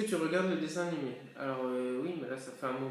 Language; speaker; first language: French; native; French